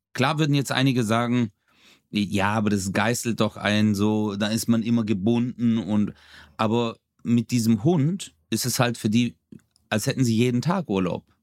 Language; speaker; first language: German; early bilingual, other home language; Turkish